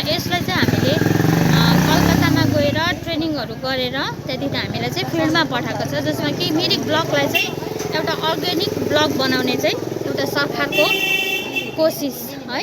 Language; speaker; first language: Nepali; native; Nepali